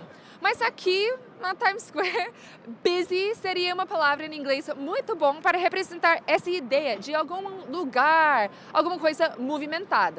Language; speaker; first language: Portuguese; non-native, fluent; English